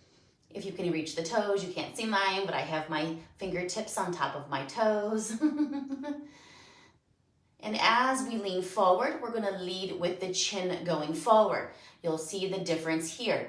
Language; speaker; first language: English; native; English